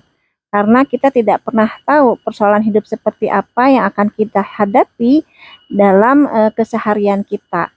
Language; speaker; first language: Indonesian; native; Indonesian